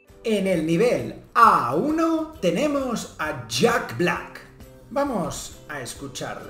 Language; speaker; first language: Spanish; native; Spanish